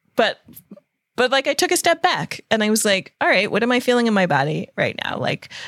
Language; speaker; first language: English; native; English